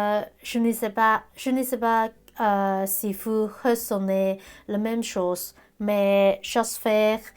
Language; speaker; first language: French; non-native, learner; Cantonese